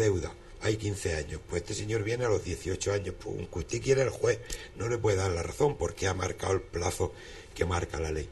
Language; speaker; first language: Spanish; native; Spanish